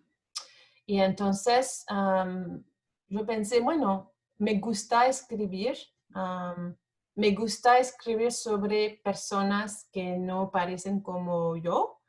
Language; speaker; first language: Spanish; non-native, fluent; French